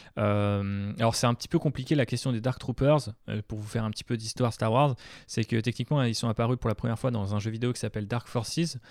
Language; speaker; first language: French; native; French